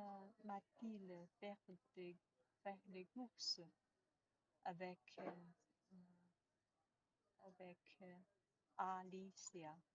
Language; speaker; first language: French; non-native, learner; Chinese